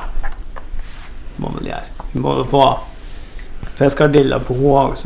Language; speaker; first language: Norwegian; native; Norwegian